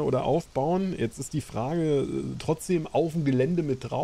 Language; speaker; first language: German; native; German